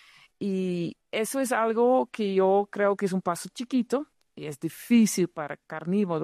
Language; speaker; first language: Spanish; non-native, fluent; Dutch